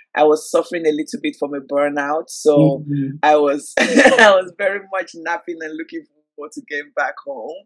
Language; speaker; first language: English; native; English